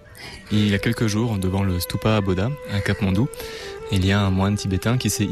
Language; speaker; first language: French; native; French